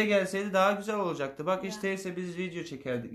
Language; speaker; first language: Turkish; native; Turkish